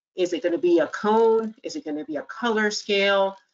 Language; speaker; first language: English; native; English